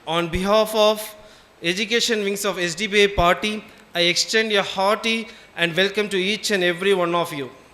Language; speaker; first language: English; non-native, local second language; Tamil